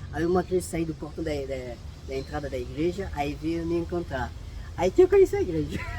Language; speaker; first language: Portuguese; non-native, fluent; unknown